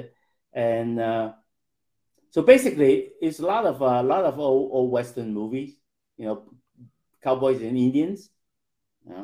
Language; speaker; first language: English; non-native, local second language; Cantonese